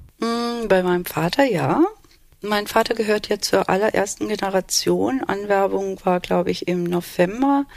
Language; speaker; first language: German; early bilingual, other home language; Turkish